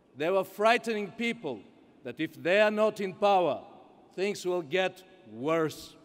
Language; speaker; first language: English; non-native, fluent; Bulgarian